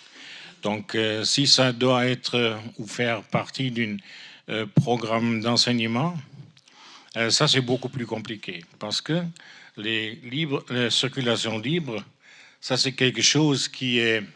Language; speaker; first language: French; non-native, fluent; German